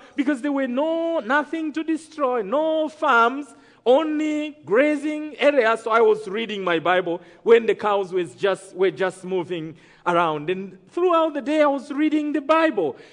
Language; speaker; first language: English; non-native, local second language; Kinyarwanda